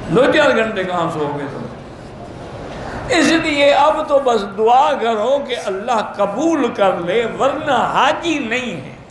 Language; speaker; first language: Urdu; native; Urdu